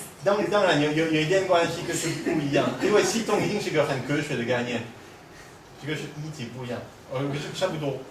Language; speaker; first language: Chinese; non-native, fluent; French